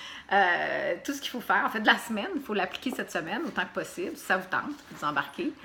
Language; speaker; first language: French; native; French